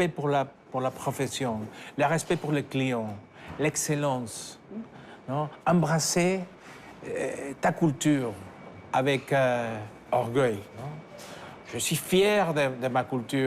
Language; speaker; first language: French; non-native, fluent; Spanish